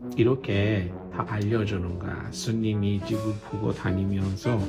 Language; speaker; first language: Korean; non-native, fluent; Persian